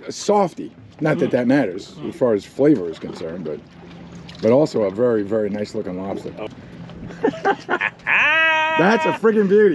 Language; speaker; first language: English; native; English